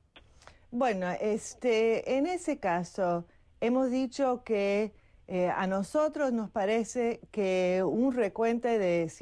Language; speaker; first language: Spanish; non-native, fluent; English